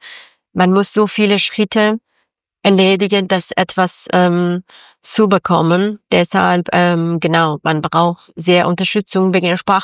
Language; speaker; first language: German; non-native, learner; Persian